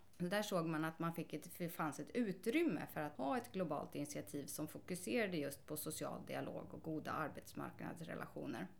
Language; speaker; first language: Swedish; native; Swedish